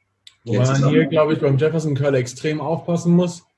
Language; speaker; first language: German; native; German